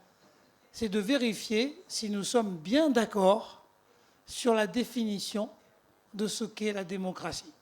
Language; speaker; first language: French; native; French